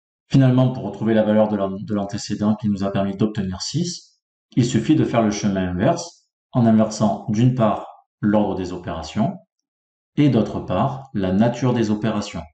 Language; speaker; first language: French; native; French